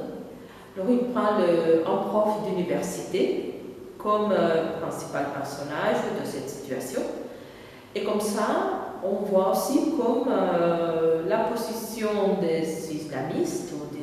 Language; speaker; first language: French; non-native, fluent; Catalan